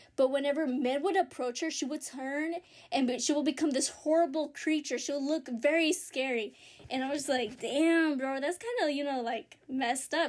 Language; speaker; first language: English; early bilingual, other home language; Spanish